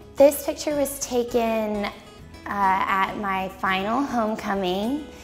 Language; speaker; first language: English; native; English